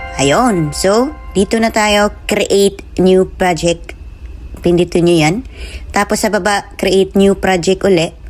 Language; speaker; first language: Filipino; non-native, local second language; Cebuano